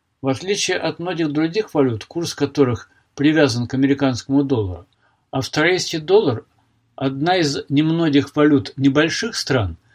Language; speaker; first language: Russian; native; Russian